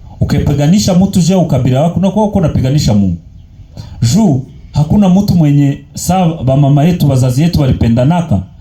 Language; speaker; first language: Swahili; native; Swahili